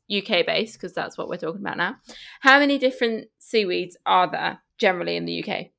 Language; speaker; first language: English; early bilingual, other home language; Spanish